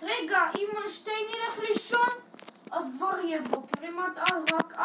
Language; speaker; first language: Hebrew; early bilingual, other home language; Russian